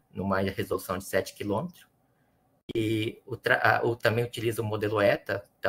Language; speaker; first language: Portuguese; native; Portuguese